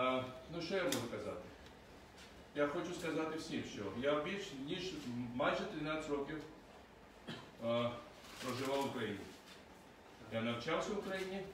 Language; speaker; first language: Ukrainian; non-native, fluent; Georgian